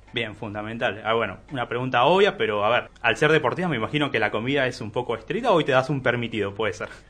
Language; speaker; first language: Spanish; native; Spanish